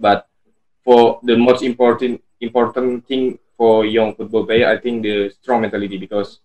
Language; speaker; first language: English; non-native, learner; Indonesian